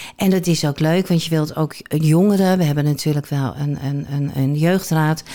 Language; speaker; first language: Dutch; native; Dutch